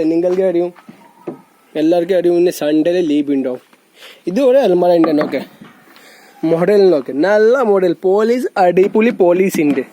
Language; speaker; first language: Malayalam; non-native, learner; Hindi